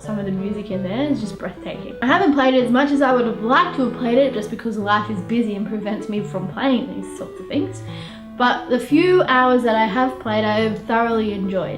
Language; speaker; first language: English; native; English